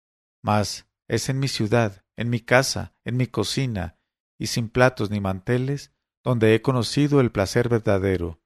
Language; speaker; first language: Spanish; native; Spanish